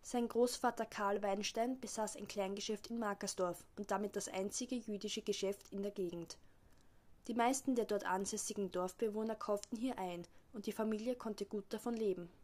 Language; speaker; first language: German; native; German